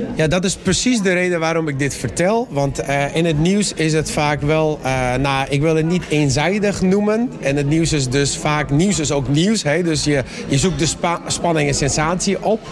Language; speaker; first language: Dutch; early bilingual, other home language; Persian